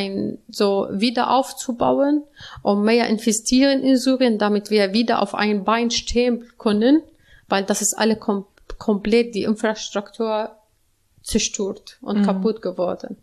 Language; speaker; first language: German; non-native, learner; Arabic